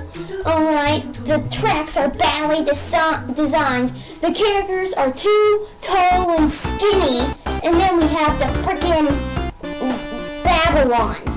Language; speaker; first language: English; native; English